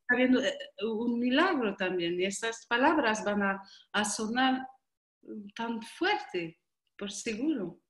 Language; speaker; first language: Spanish; non-native, learner; French